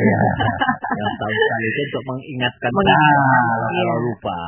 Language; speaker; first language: Indonesian; non-native, local second language; Javanese